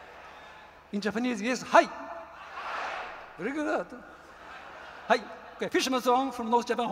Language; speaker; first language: English; non-native, learner; Japanese